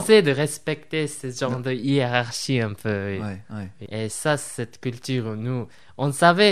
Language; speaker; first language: French; non-native, fluent; Japanese